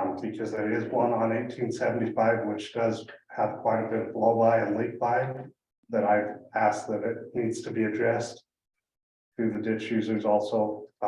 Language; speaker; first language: English; native; English